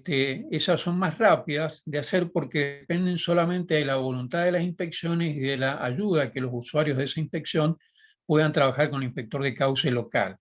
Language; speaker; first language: Spanish; native; Spanish